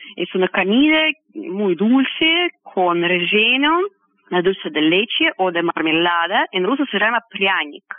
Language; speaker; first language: Spanish; non-native, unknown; Russian